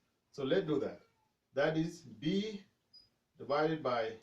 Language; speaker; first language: English; non-native, fluent; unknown